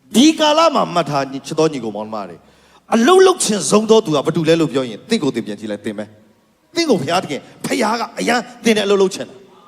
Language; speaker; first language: Burmese; non-native, local second language; Kachin